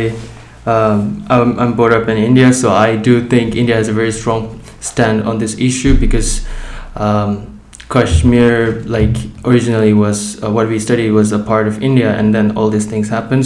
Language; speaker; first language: English; non-native, local second language; Tibetan